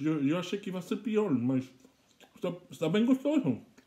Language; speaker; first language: Portuguese; non-native, learner; English